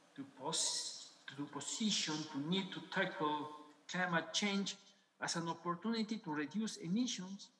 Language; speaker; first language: English; non-native, fluent; Spanish